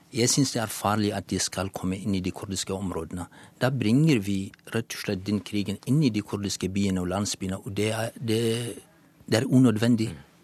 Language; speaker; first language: Norwegian; non-native, fluent; Kurdish